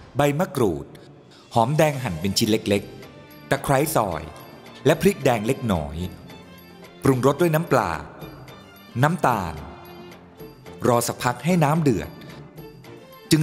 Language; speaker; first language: Thai; native; Thai